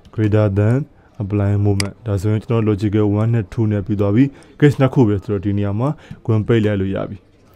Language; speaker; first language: Burmese; native; Burmese